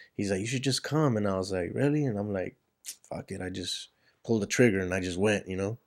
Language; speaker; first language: English; native; English